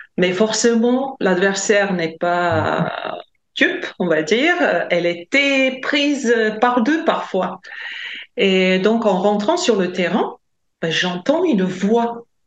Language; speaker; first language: French; non-native, fluent; Latvian